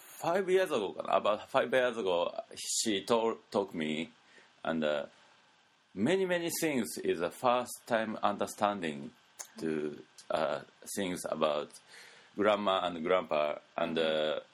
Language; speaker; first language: English; non-native, learner; Japanese